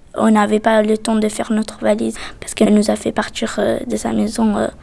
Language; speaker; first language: French; non-native, fluent; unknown